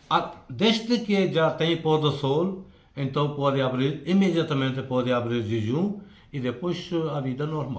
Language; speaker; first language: Portuguese; non-native, fluent; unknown